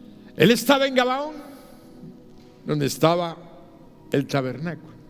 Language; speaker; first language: Spanish; native; Spanish